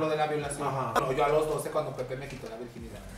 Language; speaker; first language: Spanish; native; Spanish